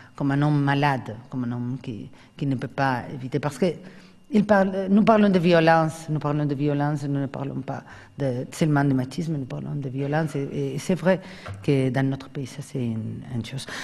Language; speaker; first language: French; non-native, fluent; Spanish